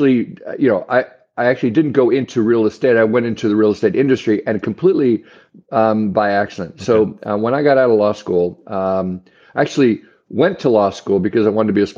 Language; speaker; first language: English; native; English